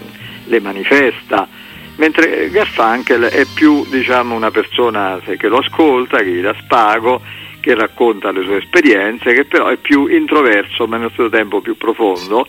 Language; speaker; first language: Italian; native; Italian